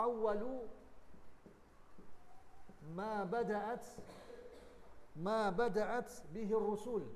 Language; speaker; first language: Arabic; non-native, learner; Indonesian